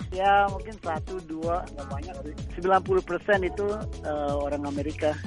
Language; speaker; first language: Indonesian; early bilingual, heritage; Indonesian